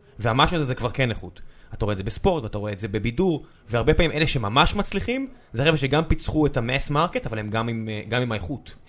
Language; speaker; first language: Hebrew; native; Hebrew